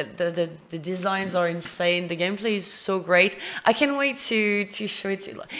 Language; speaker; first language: English; non-native, fluent; French